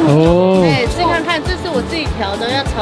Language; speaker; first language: Chinese; non-native, fluent; Korean